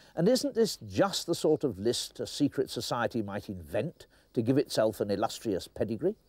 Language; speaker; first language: English; native; English